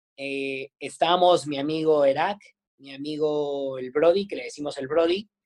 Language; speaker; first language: Spanish; native; Spanish